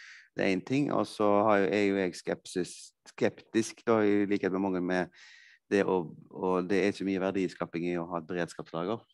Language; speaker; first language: Norwegian; native; Norwegian